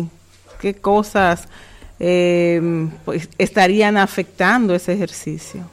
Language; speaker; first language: Spanish; native; Spanish